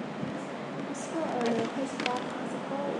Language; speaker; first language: French; non-native, learner; Khmer